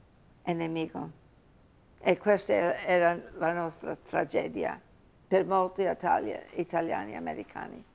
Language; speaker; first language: Italian; early bilingual, heritage; English